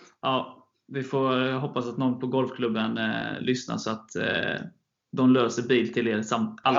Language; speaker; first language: Swedish; native; Swedish